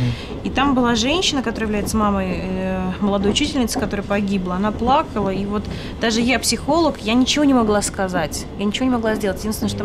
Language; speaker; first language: Russian; native; Russian